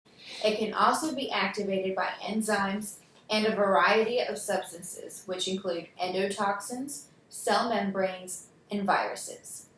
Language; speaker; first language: English; native; English